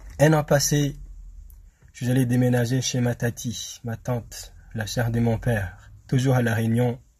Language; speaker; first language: French; non-native, local second language; Malagasy